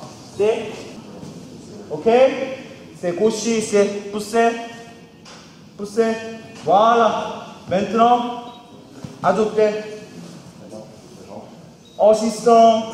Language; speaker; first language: French; non-native, learner; Korean